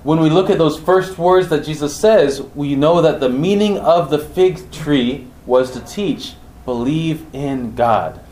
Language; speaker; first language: English; native; English